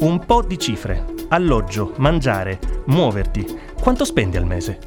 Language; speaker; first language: Italian; native; Italian